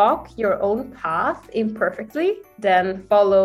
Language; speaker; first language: English; non-native, fluent; Hungarian